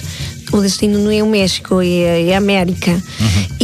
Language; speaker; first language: Portuguese; non-native, fluent; Spanish